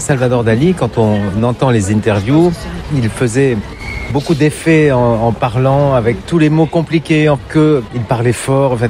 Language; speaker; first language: French; native; French